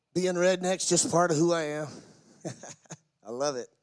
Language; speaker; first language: English; native; English